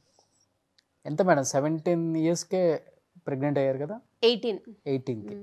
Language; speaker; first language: Telugu; native; Telugu